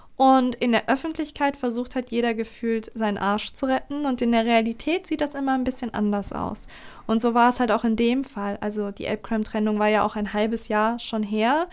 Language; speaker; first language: German; early bilingual, other home language; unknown